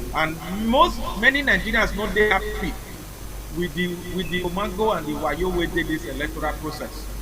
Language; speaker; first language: Nigerian Pidgin; non-native, local second language; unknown